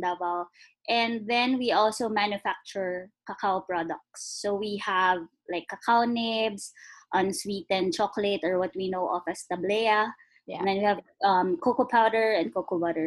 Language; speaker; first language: English; non-native, local second language; Filipino